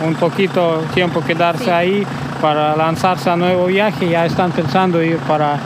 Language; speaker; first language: Spanish; non-native, fluent; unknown